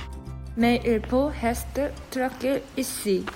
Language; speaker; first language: French; non-native, learner; Korean